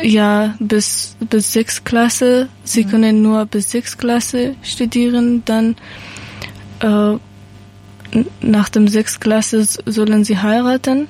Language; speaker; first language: German; non-native, learner; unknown